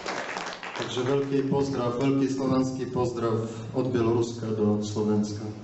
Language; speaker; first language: Slovak; non-native, learner; Belarusian